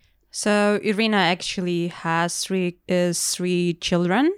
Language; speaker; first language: English; non-native, fluent; Ukrainian